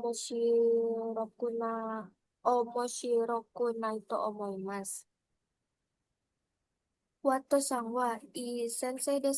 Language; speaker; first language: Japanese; non-native, learner; Indonesian